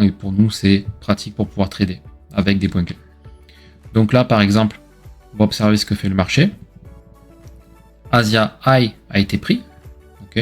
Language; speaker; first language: French; native; French